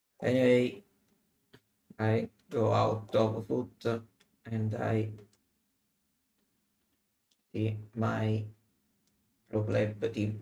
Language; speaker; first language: English; non-native, learner; Italian